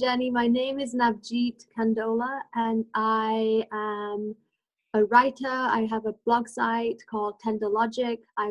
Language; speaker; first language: English; native; English